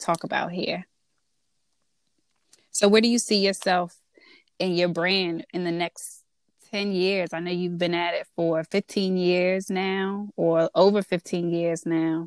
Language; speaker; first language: English; native; English